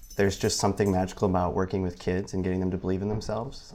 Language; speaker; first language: English; native; English